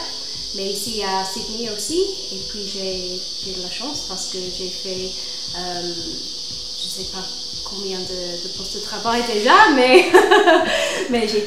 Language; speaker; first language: French; non-native, fluent; English